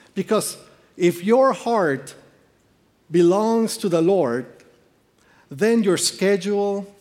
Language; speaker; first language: English; non-native, fluent; Spanish